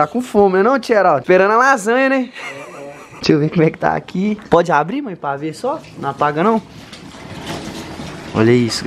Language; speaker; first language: Portuguese; native; Portuguese